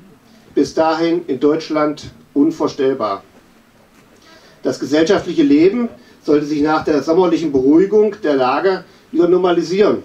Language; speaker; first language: German; native; German